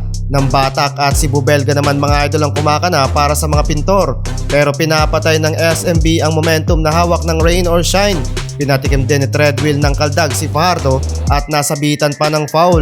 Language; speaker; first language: Filipino; native; Filipino